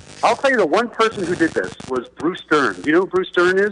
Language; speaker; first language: English; native; English